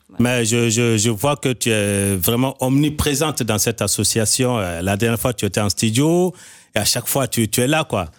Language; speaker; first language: French; non-native, local second language; Bambara